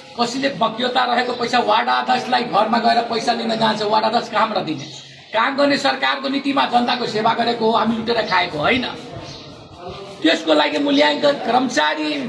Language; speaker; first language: Nepali; non-native, local second language; Maithili